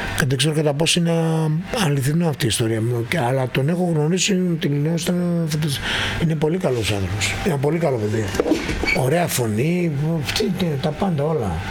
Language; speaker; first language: Greek; native; Greek